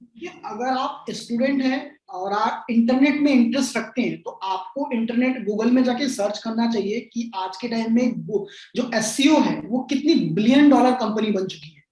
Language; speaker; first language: Hindi; non-native, local second language; Bangla